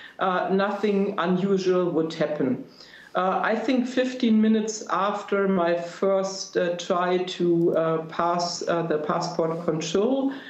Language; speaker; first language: English; non-native, fluent; German